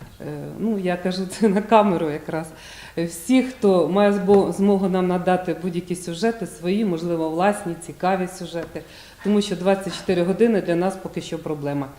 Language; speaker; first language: Ukrainian; native; Ukrainian